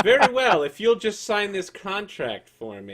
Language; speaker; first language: English; native; English